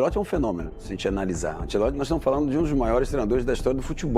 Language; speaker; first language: Portuguese; native; Portuguese